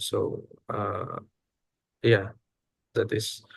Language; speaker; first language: English; non-native, fluent; Indonesian